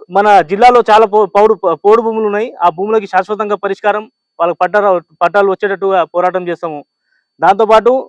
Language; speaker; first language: Telugu; non-native, local second language; Lambadi